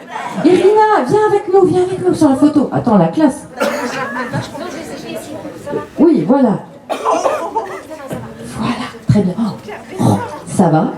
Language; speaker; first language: French; native; French